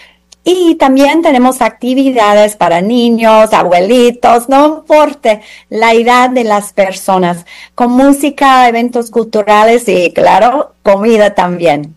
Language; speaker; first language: Spanish; non-native, fluent; English